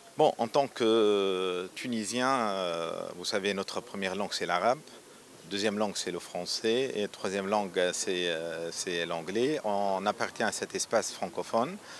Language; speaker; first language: French; non-native, local second language; Arabic